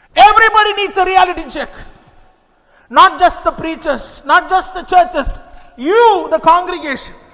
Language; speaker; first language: English; non-native, local second language; Tamil